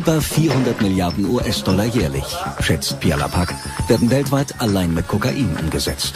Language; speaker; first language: German; native; German